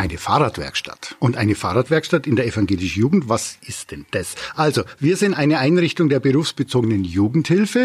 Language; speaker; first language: German; native; German